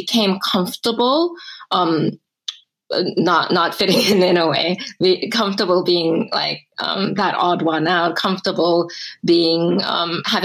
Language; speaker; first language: English; early bilingual, other home language; Korean